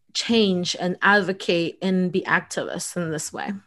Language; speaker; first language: English; early bilingual, other home language; Spanish